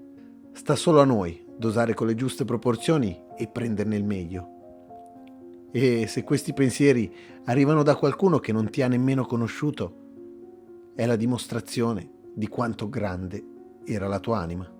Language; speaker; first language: Italian; native; Italian